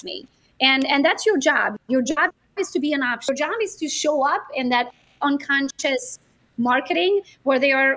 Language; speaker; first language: English; non-native, fluent; Romanian